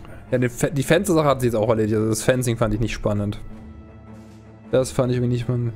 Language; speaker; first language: German; native; German